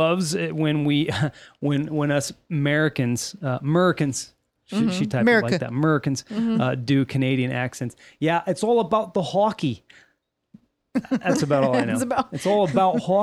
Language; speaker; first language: English; native; English